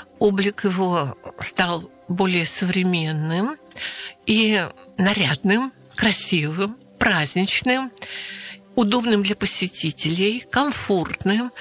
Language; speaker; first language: Russian; native; Russian